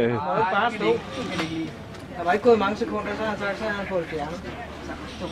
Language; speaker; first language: Danish; native; Danish